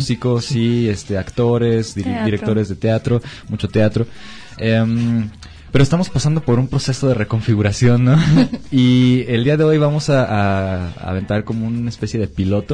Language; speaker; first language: Spanish; native; Spanish